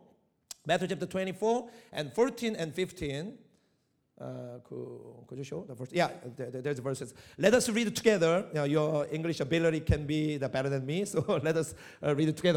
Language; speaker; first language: English; non-native, fluent; Korean